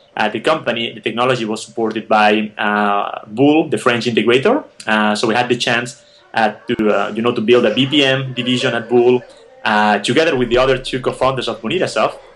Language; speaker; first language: English; non-native, fluent; Spanish